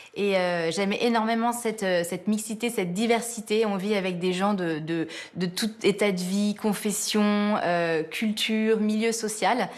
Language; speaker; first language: French; native; French